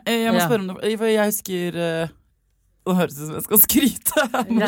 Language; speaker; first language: Norwegian; native; Norwegian